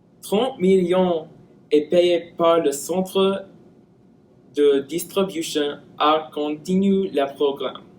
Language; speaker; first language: French; non-native, learner; English